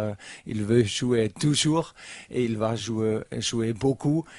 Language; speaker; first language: French; non-native, learner; German